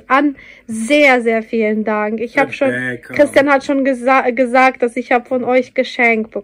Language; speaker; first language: German; non-native, fluent; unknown